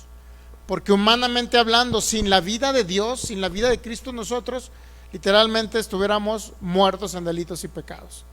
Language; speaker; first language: Spanish; native; Spanish